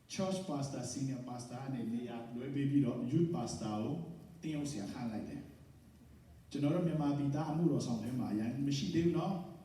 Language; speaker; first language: Burmese; non-native, local second language; Tedim Chin